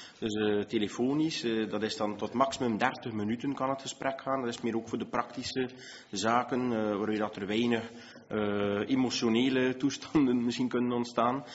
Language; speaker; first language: Dutch; native; Dutch